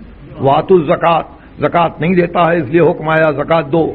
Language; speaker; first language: Urdu; native; Urdu